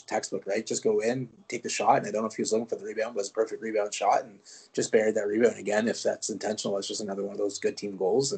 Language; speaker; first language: English; non-native, fluent; French